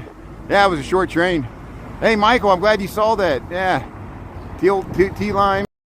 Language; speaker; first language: English; native; English